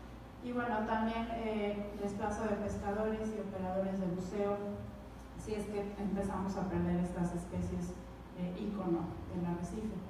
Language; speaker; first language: Spanish; native; Spanish